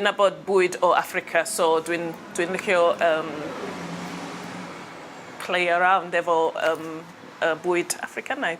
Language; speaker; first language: Welsh; non-native, learner; English